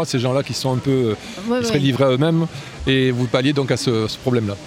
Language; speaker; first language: French; native; French